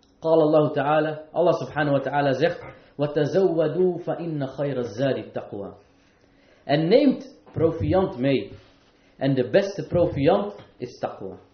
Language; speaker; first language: Dutch; early bilingual, other home language; Arabic